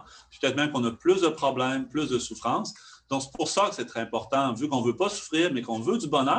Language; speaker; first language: French; native; French